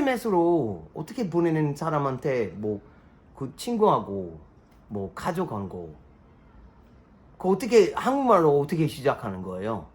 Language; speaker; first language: Korean; non-native, learner; English